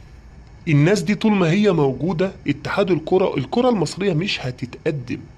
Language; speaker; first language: Arabic; native; Arabic